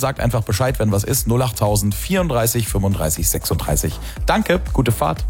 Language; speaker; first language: German; native; German